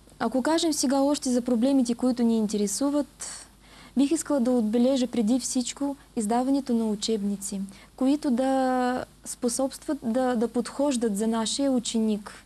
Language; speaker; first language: Bulgarian; early bilingual, heritage; Bulgarian